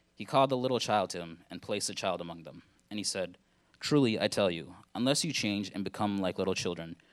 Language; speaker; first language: English; early bilingual, other home language; Hindi